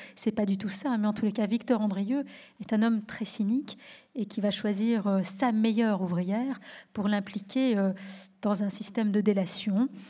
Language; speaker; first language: French; native; French